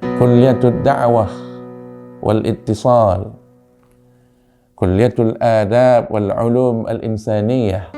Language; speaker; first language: Arabic; non-native, fluent; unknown